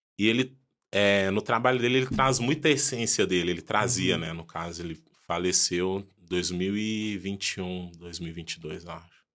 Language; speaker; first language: Portuguese; early bilingual, other home language; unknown